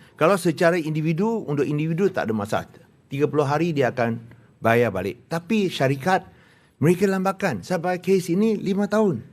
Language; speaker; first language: Malay; non-native, local second language; Chinese